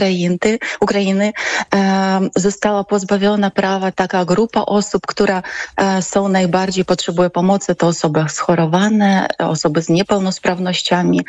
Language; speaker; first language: Polish; non-native, fluent; Ukrainian